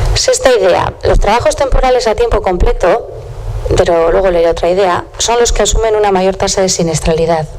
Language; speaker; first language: Spanish; native; Spanish